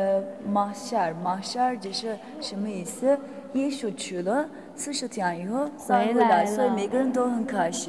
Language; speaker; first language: Chinese; non-native, fluent; Turkish